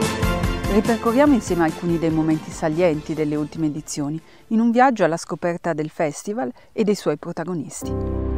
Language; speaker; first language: Italian; native; Italian